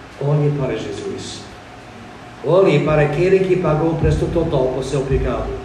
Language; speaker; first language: Portuguese; non-native, fluent; English